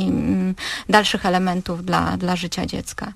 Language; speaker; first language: Polish; native; Polish